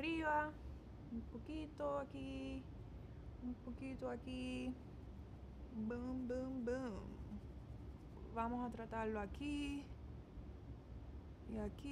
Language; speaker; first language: Spanish; early bilingual, heritage; Spanish